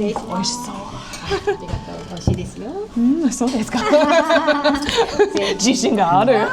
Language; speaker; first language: Japanese; non-native, learner; English